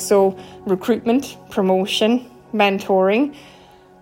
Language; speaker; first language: English; native; English